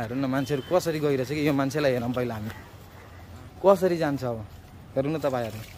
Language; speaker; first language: Nepali; non-native, local second language; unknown